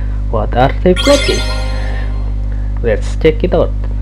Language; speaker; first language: English; non-native, learner; Indonesian